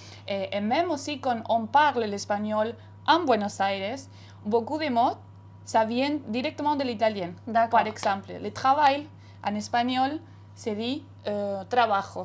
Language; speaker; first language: French; non-native, fluent; Spanish